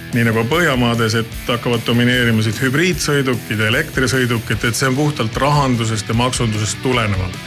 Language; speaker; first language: Estonian; native; Estonian